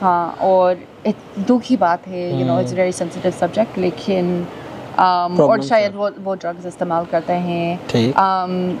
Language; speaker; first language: Hindi; non-native, learner; English